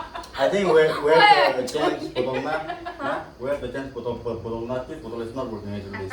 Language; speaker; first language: English; non-native, learner; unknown